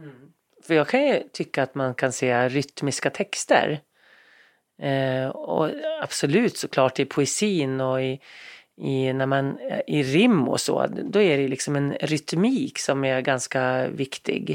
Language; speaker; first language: Swedish; native; Swedish